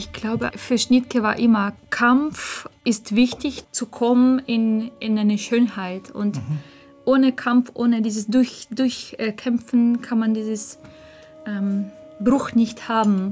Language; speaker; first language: German; non-native, fluent; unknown